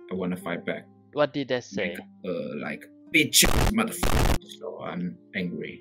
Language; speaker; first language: English; non-native, local second language; Chinese